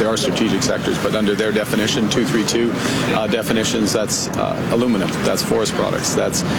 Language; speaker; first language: English; native; English